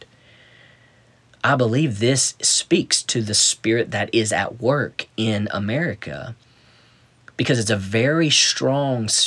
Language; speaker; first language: English; native; English